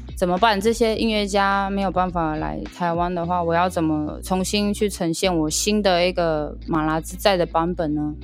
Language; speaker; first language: Chinese; non-native, local second language; Amis